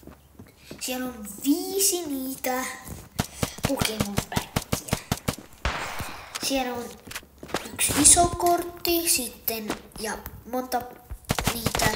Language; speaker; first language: Finnish; early bilingual, other home language; Russian